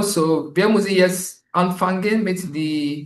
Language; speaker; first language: German; non-native, learner; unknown